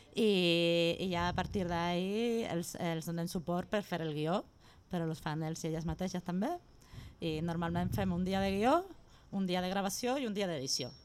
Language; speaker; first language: Catalan; non-native, local second language; Spanish